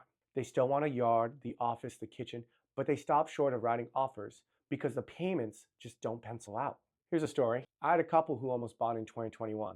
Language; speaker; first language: English; native; English